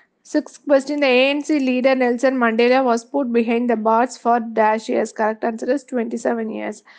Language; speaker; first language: English; non-native, local second language; Tamil